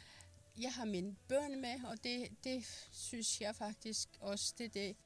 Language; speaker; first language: Danish; non-native, fluent; Persian